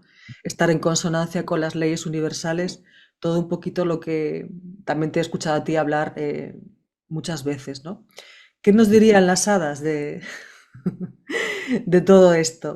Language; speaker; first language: Spanish; native; Spanish